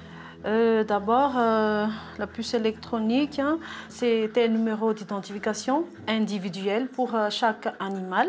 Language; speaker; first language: French; non-native, local second language; Malagasy